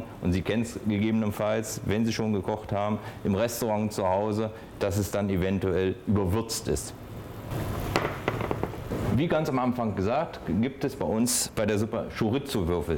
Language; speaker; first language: German; native; German